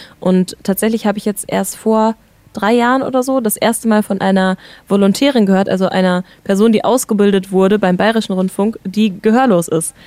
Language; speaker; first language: German; native; German